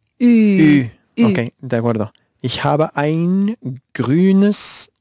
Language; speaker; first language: German; non-native, learner; Spanish